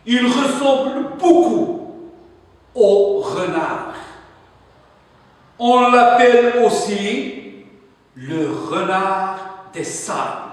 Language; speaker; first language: French; non-native, local second language; Arabic